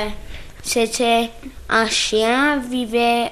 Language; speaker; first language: French; early bilingual, other home language; English